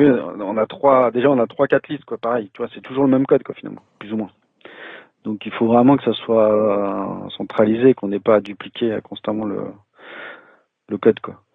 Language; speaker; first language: French; native; French